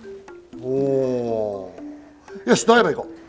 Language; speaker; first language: Japanese; native; Japanese